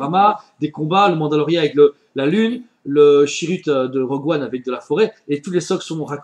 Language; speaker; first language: French; native; French